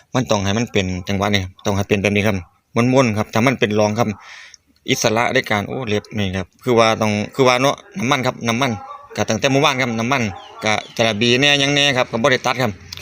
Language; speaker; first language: Thai; native; Thai